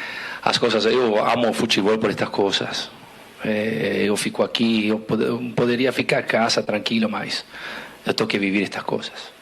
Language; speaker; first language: Portuguese; non-native, fluent; Spanish